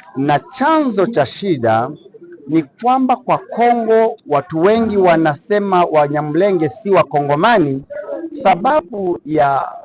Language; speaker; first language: Swahili; non-native, local second language; Kinyarwanda